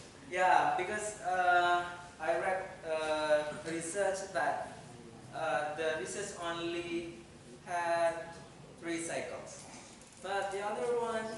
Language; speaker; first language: English; non-native, fluent; Indonesian